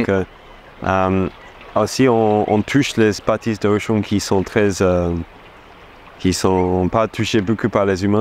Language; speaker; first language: French; non-native, fluent; English